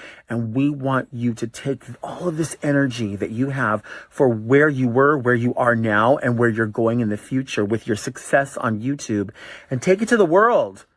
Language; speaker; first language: English; native; English